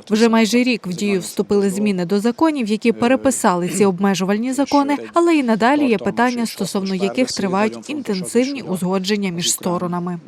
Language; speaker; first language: Ukrainian; native; Ukrainian